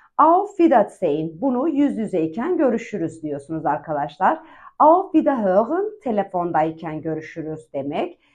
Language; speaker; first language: Turkish; native; Turkish